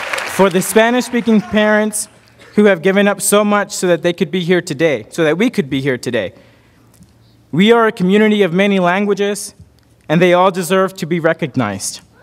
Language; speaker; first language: English; early bilingual, other home language; Spanish